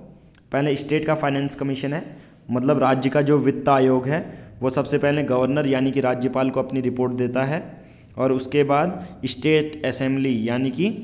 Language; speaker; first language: Hindi; native; Hindi